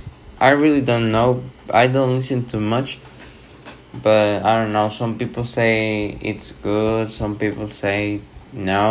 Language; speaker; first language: English; non-native, learner; Spanish